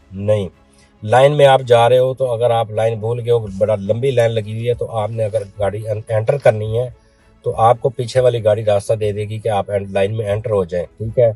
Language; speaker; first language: Urdu; non-native, local second language; Punjabi